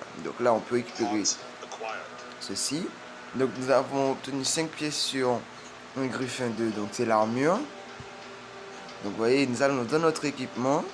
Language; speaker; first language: French; native; French